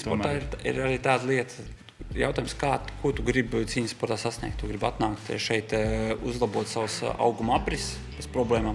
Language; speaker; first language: Latvian; native; Latvian